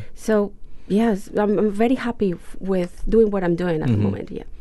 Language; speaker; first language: English; non-native, fluent; Spanish